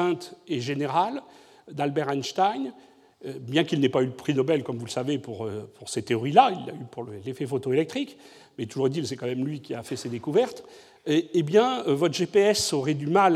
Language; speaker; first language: French; native; French